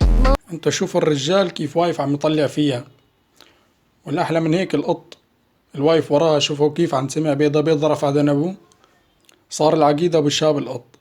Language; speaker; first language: Arabic; native; Arabic